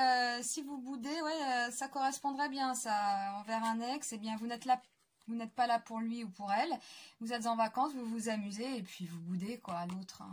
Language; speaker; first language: French; native; French